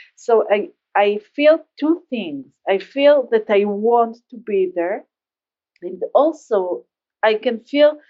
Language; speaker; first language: English; non-native, learner; Hebrew